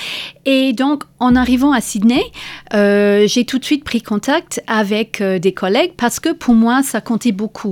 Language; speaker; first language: French; non-native, fluent; English